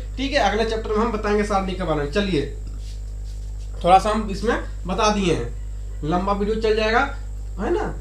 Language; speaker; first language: Hindi; native; Hindi